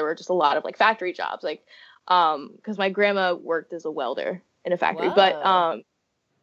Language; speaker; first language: English; native; English